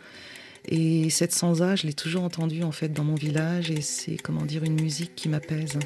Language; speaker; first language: French; native; French